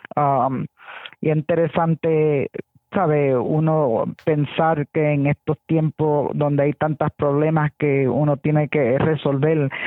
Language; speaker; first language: Spanish; early bilingual, heritage; Spanish